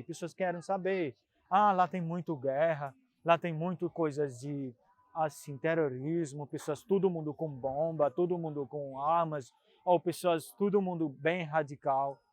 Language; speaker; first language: Portuguese; non-native, fluent; Punjabi